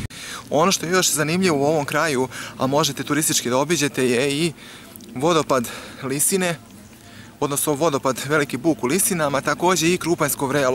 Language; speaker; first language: Bosnian; native; Bosnian